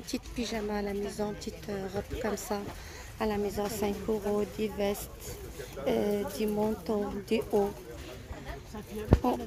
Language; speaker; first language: French; non-native, fluent; Arabic